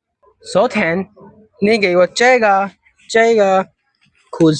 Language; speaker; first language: Chinese; non-native, learner; Urdu